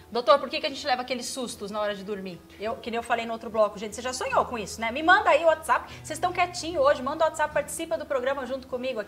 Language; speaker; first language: Portuguese; native; Portuguese